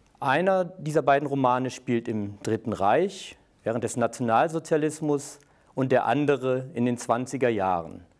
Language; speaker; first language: German; native; German